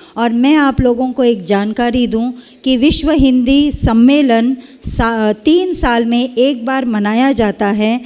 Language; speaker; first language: Hindi; non-native, local second language; Kannada